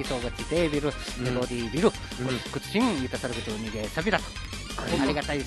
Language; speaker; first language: Japanese; native; Japanese